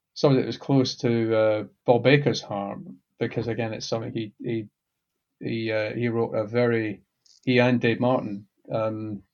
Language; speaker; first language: English; native; English